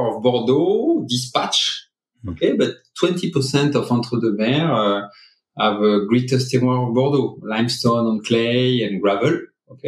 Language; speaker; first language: English; non-native, fluent; French